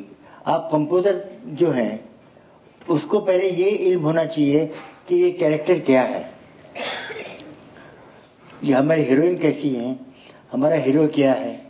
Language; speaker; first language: Hindi; native; Hindi